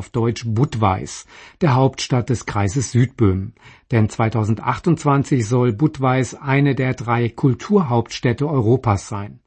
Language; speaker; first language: German; native; German